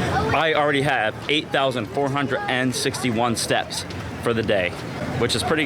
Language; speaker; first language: English; native; English